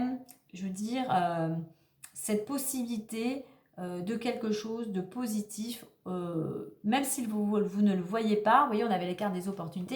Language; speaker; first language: French; native; French